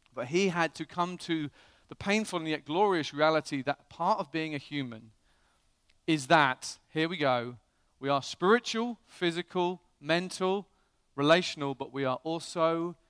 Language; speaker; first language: English; native; English